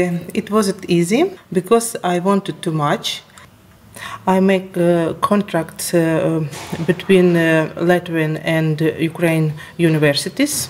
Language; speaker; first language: English; non-native, learner; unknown